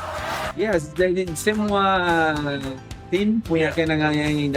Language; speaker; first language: Indonesian; non-native, fluent; Portuguese